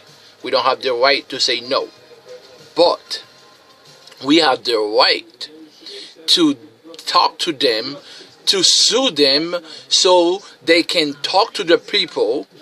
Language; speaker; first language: English; non-native, fluent; Haitian Creole